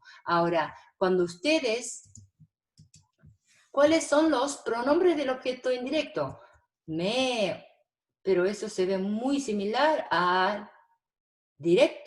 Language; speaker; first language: Spanish; non-native, fluent; Korean